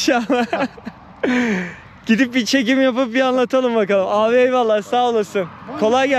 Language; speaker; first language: Turkish; native; Turkish